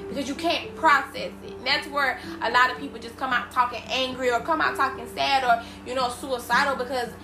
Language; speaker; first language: English; native; English